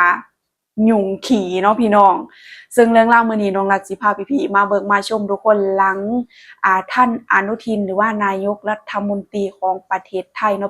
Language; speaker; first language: Thai; non-native, local second language; Northeastern Thai